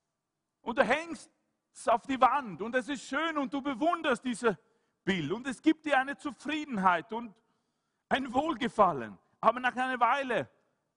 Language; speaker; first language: German; non-native, fluent; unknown